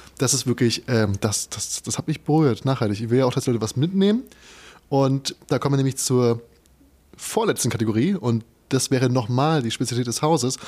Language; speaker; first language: German; native; German